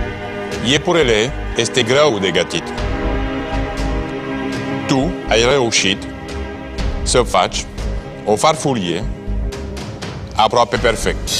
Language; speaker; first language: Romanian; non-native, learner; French